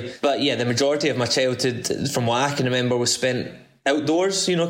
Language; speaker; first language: English; native; English